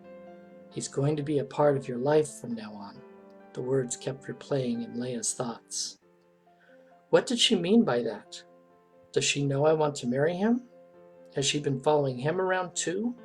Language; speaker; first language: English; native; English